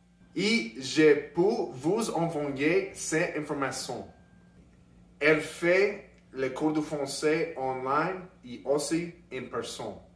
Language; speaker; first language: French; non-native, learner; English